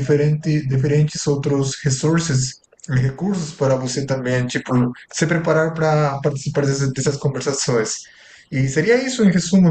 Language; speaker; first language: Portuguese; non-native, fluent; Spanish